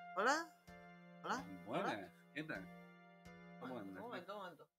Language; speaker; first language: Spanish; native; Spanish